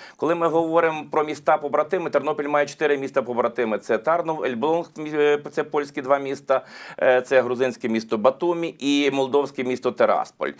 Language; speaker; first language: Ukrainian; native; Ukrainian